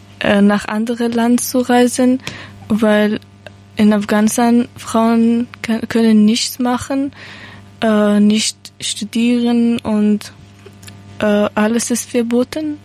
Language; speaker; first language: German; non-native, learner; Persian